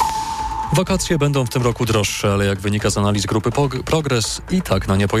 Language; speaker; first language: Polish; native; Polish